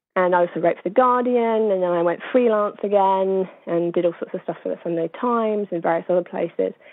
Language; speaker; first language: English; native; English